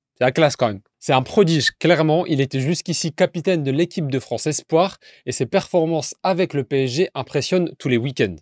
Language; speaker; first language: French; native; French